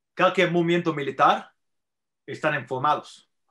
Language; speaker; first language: Spanish; non-native, fluent; English